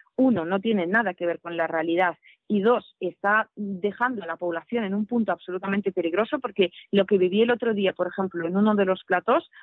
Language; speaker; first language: Spanish; non-native, fluent; Russian